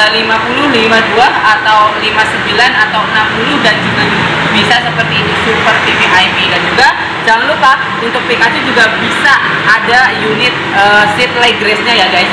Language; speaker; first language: Indonesian; native; Indonesian